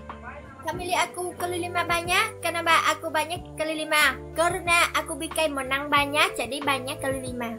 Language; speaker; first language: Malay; non-native, learner; Vietnamese